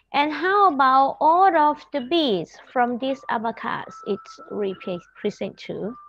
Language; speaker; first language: English; non-native, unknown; Thai